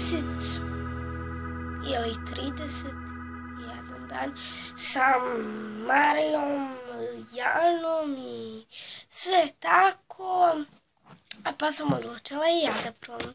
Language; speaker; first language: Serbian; early bilingual, heritage; Serbian